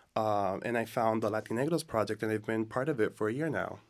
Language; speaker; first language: English; native; English